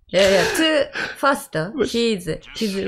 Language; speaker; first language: English; non-native, learner; Japanese